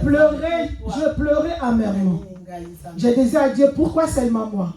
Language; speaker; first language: French; non-native, local second language; Lingala